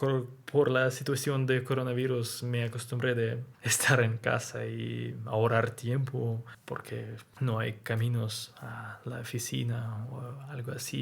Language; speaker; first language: Spanish; non-native, learner; Russian